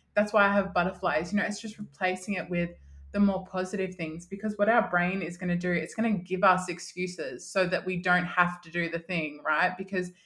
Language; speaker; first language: English; native; English